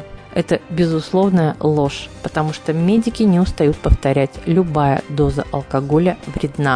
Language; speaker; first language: Russian; native; Russian